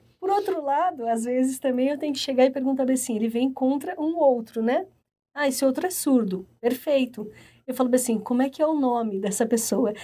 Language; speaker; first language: Portuguese; native; Portuguese